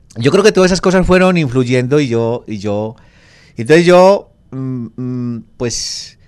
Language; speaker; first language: Spanish; native; Spanish